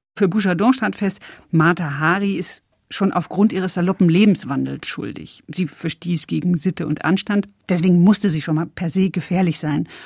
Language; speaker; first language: German; native; German